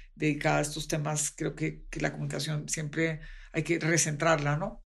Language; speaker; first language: Spanish; native; Spanish